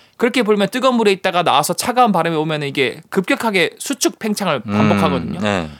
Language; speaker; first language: Korean; native; Korean